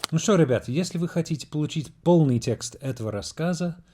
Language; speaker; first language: Russian; non-native, fluent; English